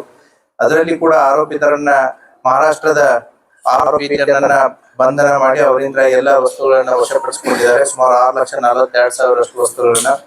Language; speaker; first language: Kannada; native; Kannada